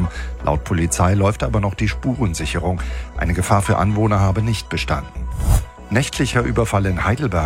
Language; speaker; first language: German; native; German